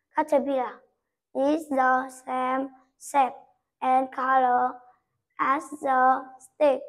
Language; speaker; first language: English; non-native, learner; Vietnamese